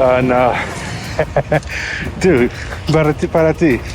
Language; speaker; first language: Spanish; non-native, learner; English